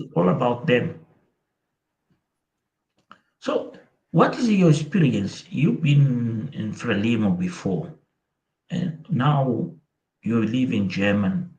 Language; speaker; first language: English; non-native, local second language; Portuguese